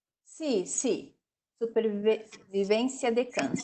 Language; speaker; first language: Spanish; non-native, learner; Portuguese